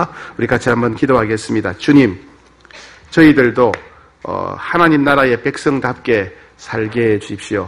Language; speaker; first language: Korean; native; Korean